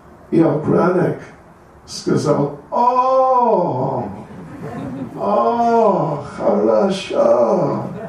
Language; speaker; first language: Russian; non-native, learner; English